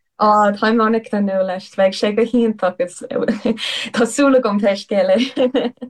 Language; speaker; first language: Irish; non-native, local second language; English